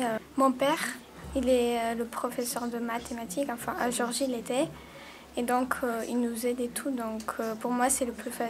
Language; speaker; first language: French; non-native, learner; Georgian